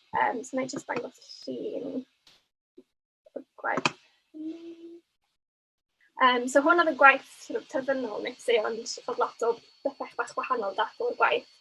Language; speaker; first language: Welsh; native; Welsh